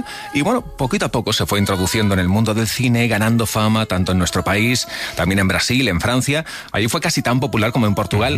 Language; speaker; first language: Spanish; native; Spanish